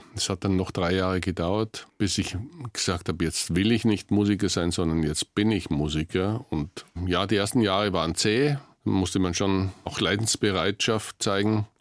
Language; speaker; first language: German; native; German